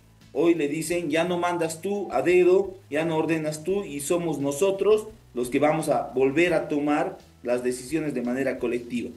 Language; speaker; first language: Spanish; native; Spanish